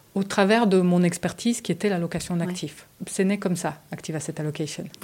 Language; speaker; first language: French; early bilingual, other home language; Romanian